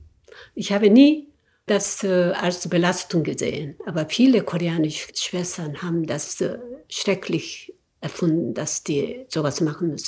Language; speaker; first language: German; non-native, learner; Korean